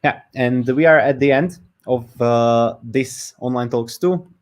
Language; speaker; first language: English; non-native, fluent; Slovak